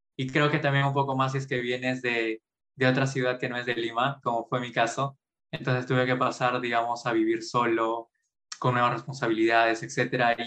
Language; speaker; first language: Spanish; native; Spanish